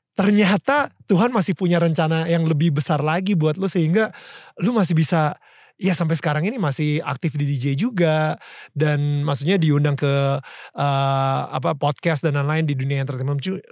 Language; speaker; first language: Indonesian; native; Indonesian